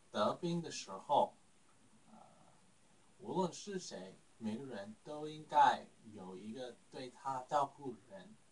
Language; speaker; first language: Chinese; non-native, learner; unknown